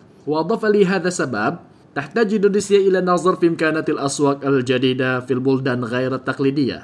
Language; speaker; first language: Arabic; non-native, fluent; Indonesian